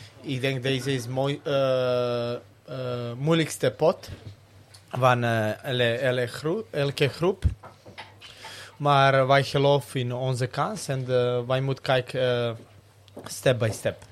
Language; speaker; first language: Dutch; non-native, learner; Serbian